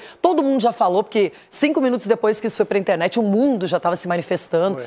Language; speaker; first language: Portuguese; native; Portuguese